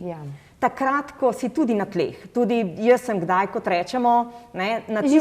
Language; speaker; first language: Slovenian; native; Slovenian